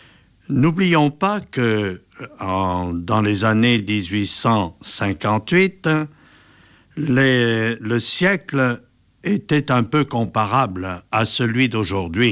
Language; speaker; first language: French; native; French